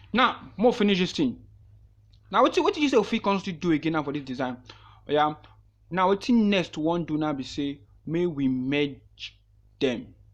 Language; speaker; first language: Nigerian Pidgin; non-native, local second language; Yoruba